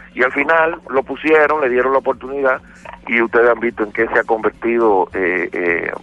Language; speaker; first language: Spanish; native; Spanish